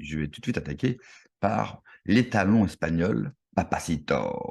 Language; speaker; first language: French; native; French